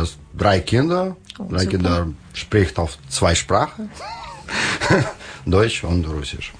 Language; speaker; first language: German; non-native, learner; Russian